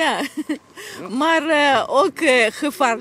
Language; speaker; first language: Dutch; non-native, learner; Russian